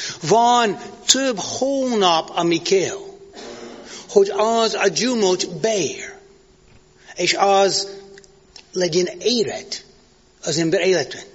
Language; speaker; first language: Hungarian; non-native, fluent; English